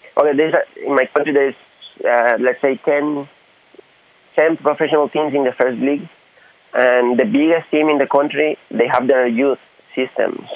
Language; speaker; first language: English; non-native, fluent; Spanish